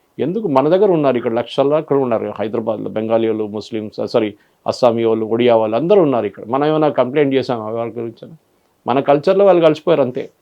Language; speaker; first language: Telugu; non-native, fluent; Malayalam